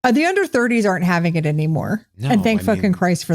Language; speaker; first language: English; native; English